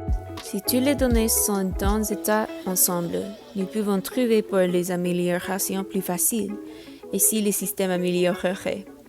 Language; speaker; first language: French; non-native, learner; English